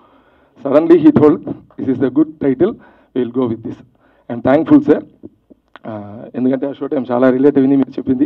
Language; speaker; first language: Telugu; early bilingual, heritage; Telugu